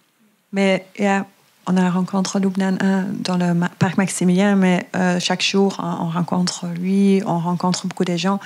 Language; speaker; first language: French; non-native, learner; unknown